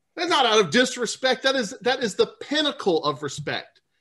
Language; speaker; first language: English; native; English